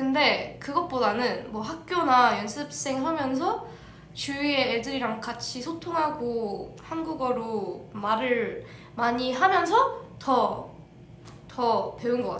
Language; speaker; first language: Korean; early bilingual, heritage; English